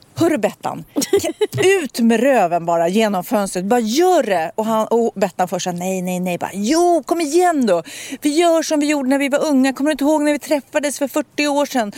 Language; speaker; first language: Swedish; native; Swedish